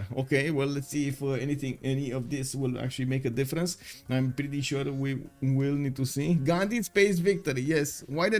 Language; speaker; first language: English; non-native, fluent; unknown